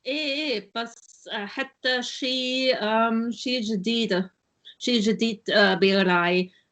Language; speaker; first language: Arabic; non-native, learner; German